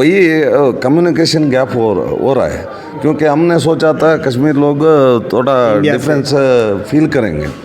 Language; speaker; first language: Hindi; non-native, local second language; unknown